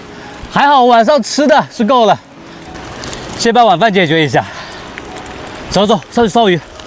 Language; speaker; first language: Chinese; native; Chinese